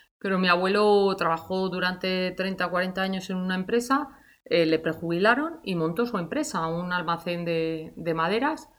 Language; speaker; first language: Spanish; native; Spanish